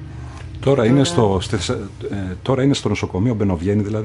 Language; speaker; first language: Greek; native; Greek